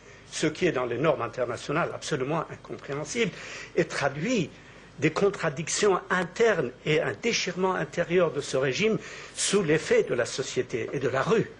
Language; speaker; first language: French; native; French